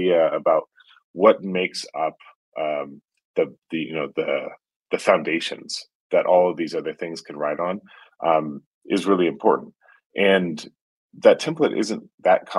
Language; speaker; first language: English; native; English